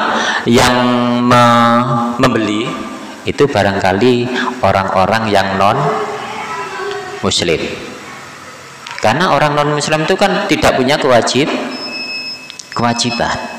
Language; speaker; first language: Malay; non-native, local second language; Javanese